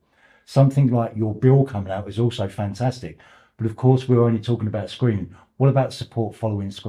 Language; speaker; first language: English; native; English